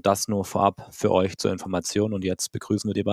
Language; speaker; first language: German; native; German